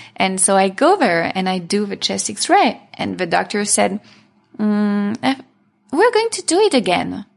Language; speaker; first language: English; non-native, fluent; French